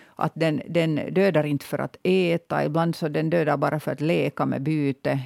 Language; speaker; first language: Swedish; native; Swedish